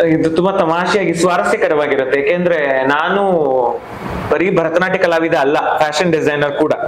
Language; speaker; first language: Kannada; non-native, local second language; Tamil